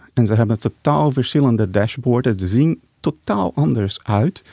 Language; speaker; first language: Dutch; non-native, fluent; Portuguese